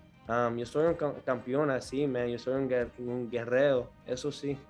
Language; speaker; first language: Spanish; early bilingual, heritage; Spanish